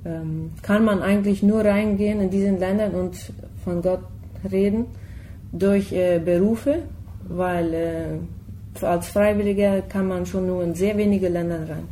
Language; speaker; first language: German; non-native, fluent; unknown